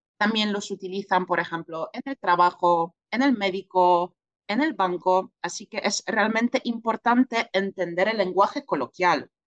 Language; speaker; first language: Spanish; non-native, fluent; Polish